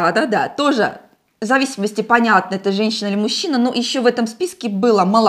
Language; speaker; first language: Russian; native; Russian